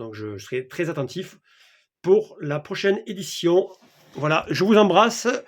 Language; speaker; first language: French; native; French